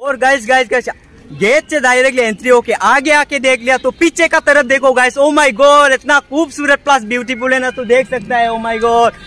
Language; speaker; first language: Hindi; non-native, local second language; Assamese